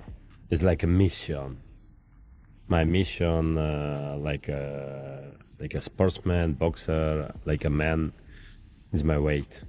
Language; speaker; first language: English; non-native, learner; Ukrainian